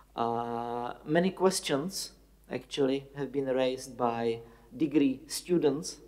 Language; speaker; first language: English; non-native, fluent; Czech